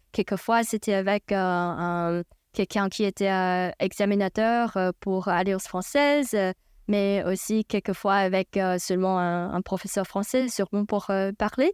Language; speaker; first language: French; non-native, fluent; Chinese